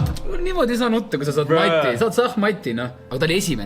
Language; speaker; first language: Estonian; native; Estonian